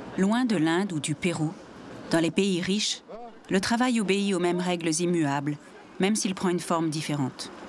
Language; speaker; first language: French; native; French